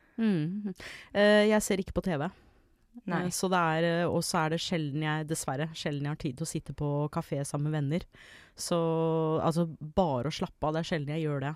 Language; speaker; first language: Norwegian; early bilingual, other home language; English